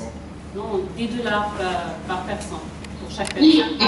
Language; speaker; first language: French; non-native, learner; Arabic